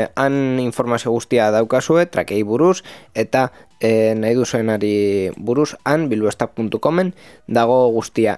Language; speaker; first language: Basque; non-native, local second language; Spanish